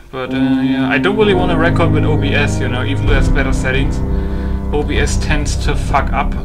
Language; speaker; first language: English; non-native, fluent; German